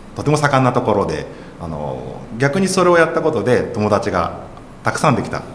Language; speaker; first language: Japanese; native; Japanese